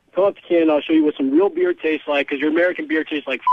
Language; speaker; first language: English; native; English